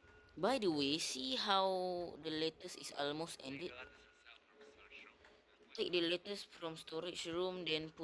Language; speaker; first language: English; non-native, local second language; Malay